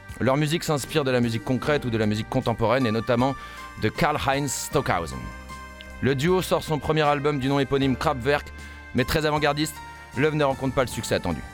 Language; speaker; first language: French; native; French